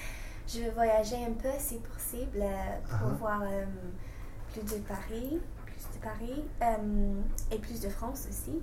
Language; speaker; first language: French; non-native, fluent; English